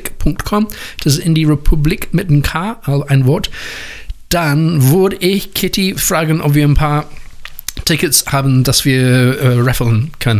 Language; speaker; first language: German; non-native, learner; English